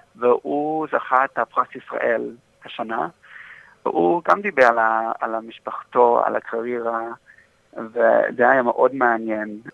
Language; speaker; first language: Hebrew; non-native, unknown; English